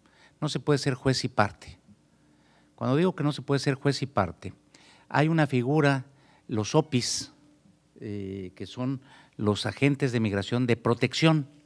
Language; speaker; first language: Spanish; native; Spanish